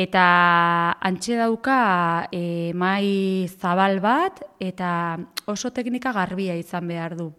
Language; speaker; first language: Basque; native; Basque